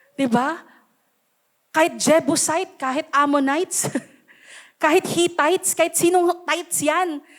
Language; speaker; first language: Filipino; native; Filipino